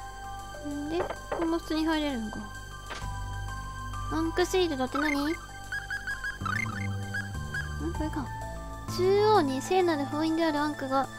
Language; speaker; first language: Japanese; native; Japanese